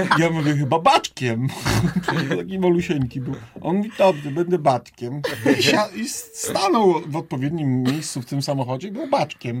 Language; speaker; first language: Polish; native; Polish